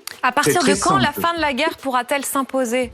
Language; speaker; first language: French; native; French